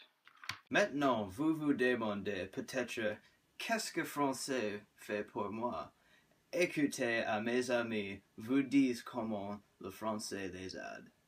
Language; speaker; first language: French; non-native, learner; English